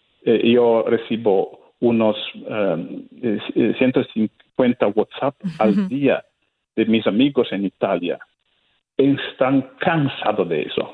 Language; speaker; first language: Spanish; non-native, fluent; Italian